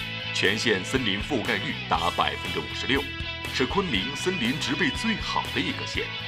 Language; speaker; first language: Chinese; native; Chinese